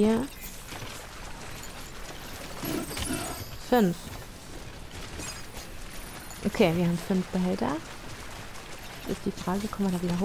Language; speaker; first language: German; native; German